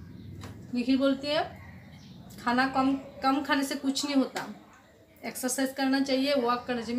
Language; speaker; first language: Hindi; non-native, local second language; Bangla